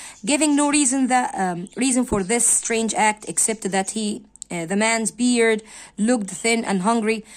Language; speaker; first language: English; non-native, fluent; Arabic